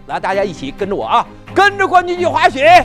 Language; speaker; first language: Chinese; native; Chinese